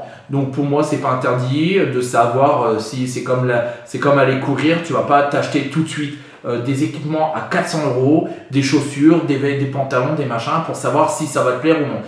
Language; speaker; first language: French; native; French